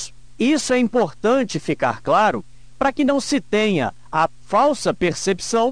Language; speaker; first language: Portuguese; native; Portuguese